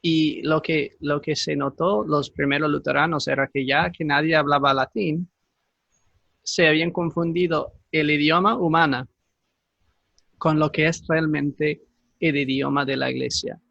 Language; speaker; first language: Spanish; non-native, fluent; English